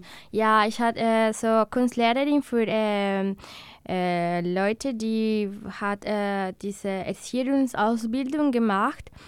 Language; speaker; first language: German; non-native, learner; Spanish